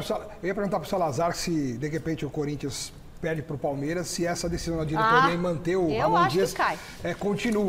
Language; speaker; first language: Portuguese; native; Portuguese